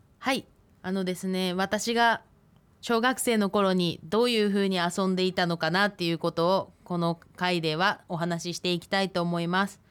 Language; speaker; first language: Japanese; native; Japanese